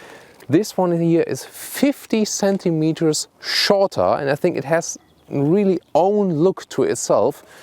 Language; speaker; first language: English; non-native, fluent; German